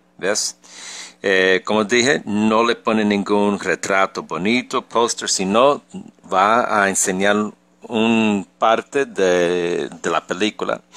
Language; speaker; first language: Spanish; early bilingual, heritage; Spanish